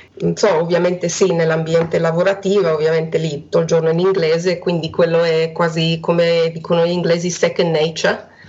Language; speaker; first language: Italian; non-native, fluent; Hungarian